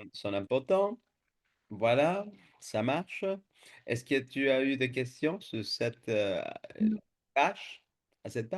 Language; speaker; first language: French; non-native, fluent; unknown